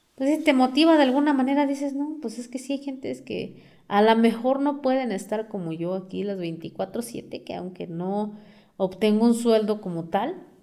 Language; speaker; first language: Spanish; non-native, local second language; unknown